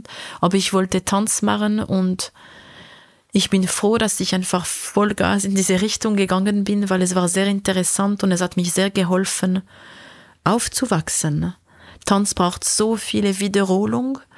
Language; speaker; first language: German; non-native, local second language; French